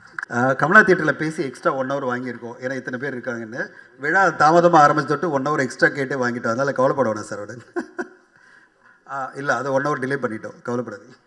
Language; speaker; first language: Tamil; native; Tamil